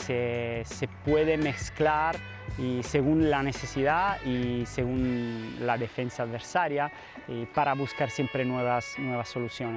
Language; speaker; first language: Spanish; non-native, fluent; Italian